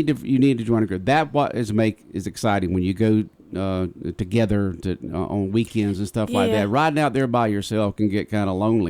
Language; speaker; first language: English; native; English